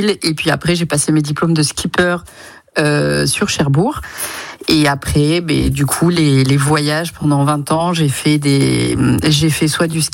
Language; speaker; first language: French; native; French